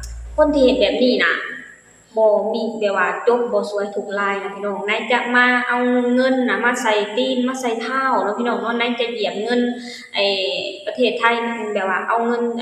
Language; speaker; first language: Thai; non-native, local second language; Northeastern Thai